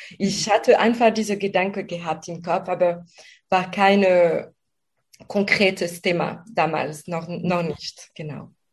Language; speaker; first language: German; non-native, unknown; French